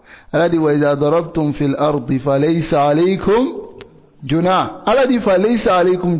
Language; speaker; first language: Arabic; non-native, fluent; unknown